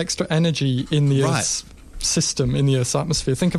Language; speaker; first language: English; native; English